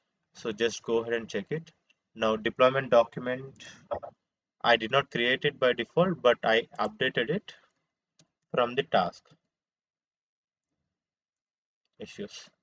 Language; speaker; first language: English; non-native, fluent; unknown